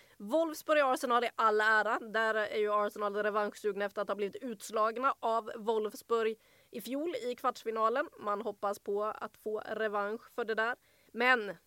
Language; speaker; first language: Swedish; native; Swedish